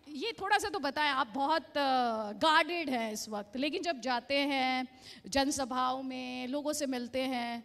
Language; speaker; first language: Hindi; native; Hindi